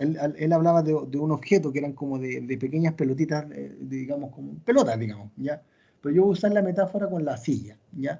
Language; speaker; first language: Spanish; native; Spanish